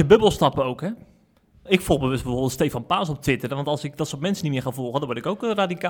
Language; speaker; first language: Dutch; native; Dutch